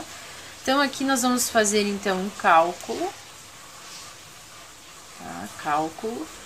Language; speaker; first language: Portuguese; native; Portuguese